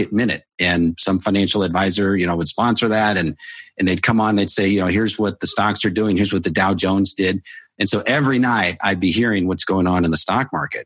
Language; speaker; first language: English; native; English